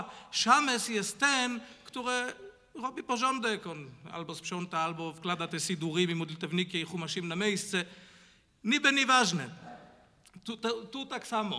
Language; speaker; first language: Polish; non-native, learner; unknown